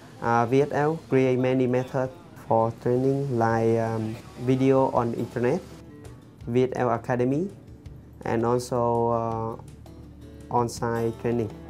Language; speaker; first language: English; non-native, fluent; Vietnamese